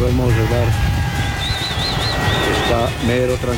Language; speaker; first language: Spanish; native; Spanish